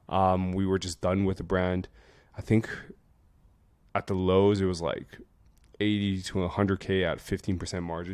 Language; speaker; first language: English; native; English